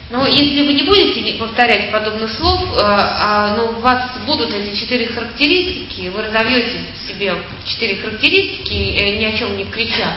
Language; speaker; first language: Russian; native; Russian